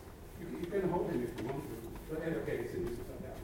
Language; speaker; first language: English; non-native, fluent; Czech